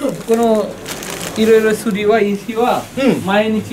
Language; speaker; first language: Japanese; non-native, learner; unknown